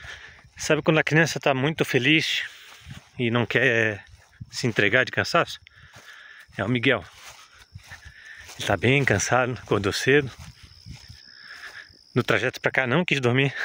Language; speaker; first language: Portuguese; native; Portuguese